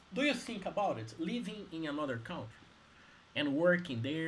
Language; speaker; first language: English; non-native, fluent; Portuguese